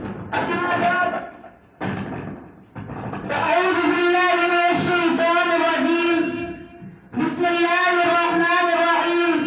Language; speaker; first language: Arabic; non-native, learner; Urdu